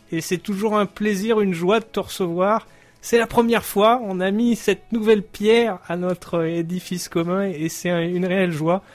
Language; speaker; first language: French; native; French